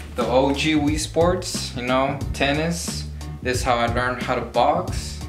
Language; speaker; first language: English; native; English